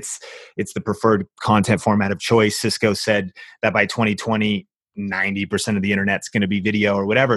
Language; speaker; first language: English; native; English